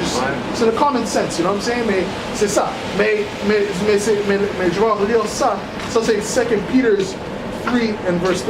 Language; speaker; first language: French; non-native, learner; English